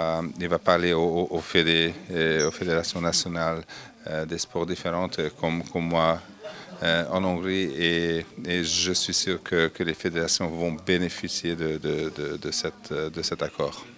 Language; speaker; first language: French; non-native, fluent; Hungarian